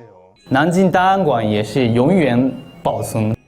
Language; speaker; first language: Chinese; non-native, fluent; Japanese